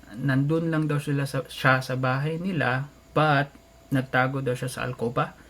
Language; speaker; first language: Filipino; non-native, local second language; Cebuano